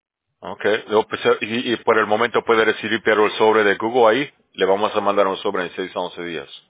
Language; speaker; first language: Spanish; native; Spanish